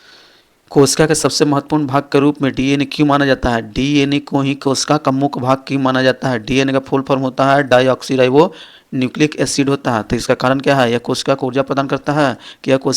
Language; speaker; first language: Hindi; native; Hindi